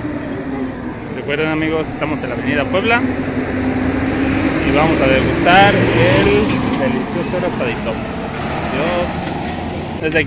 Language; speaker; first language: Spanish; native; Spanish